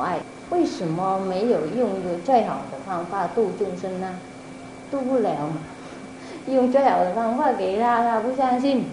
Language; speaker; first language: Chinese; non-native, fluent; Vietnamese